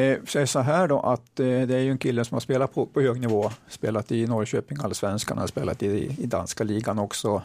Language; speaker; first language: Swedish; native; Swedish